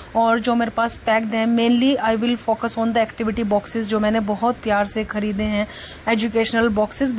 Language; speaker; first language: Hindi; native; Hindi